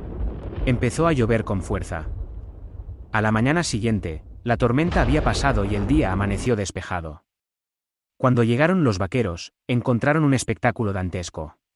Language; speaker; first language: Spanish; native; Spanish